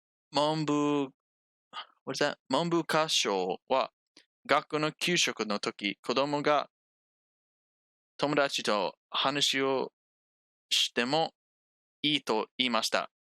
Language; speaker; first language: Japanese; non-native, learner; English